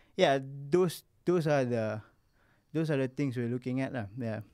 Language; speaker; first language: English; non-native, local second language; Malay